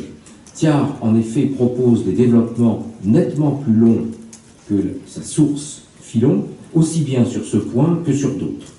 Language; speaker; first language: French; native; French